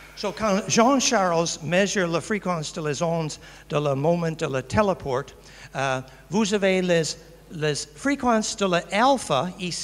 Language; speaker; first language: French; non-native, learner; English